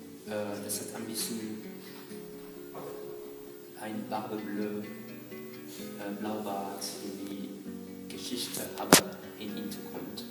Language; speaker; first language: German; non-native, fluent; French